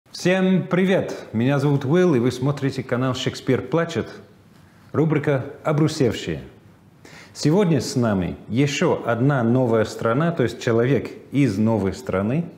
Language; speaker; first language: Russian; non-native, fluent; English